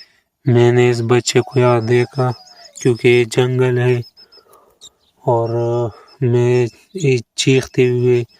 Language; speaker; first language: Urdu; non-native, local second language; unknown